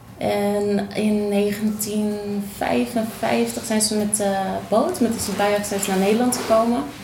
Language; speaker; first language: Dutch; native; Dutch